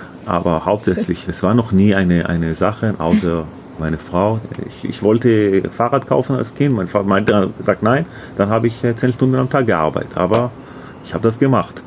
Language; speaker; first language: German; non-native, learner; Hebrew